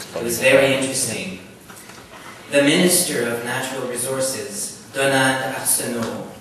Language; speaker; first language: English; non-native, local second language; French